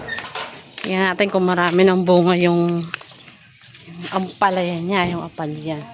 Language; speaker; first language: Filipino; native; Filipino